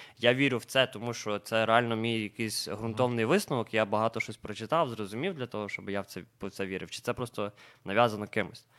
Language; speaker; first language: Ukrainian; native; Ukrainian